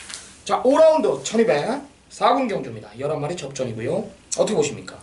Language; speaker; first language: Korean; native; Korean